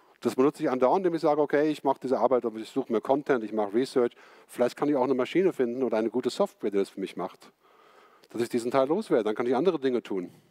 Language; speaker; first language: German; native; German